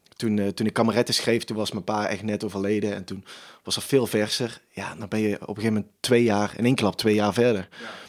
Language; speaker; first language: Dutch; native; Dutch